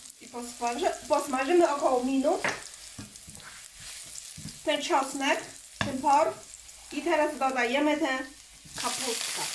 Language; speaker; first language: Polish; non-native, learner; Chinese